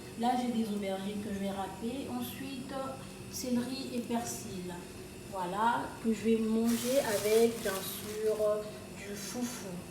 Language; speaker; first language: French; non-native, local second language; Lingala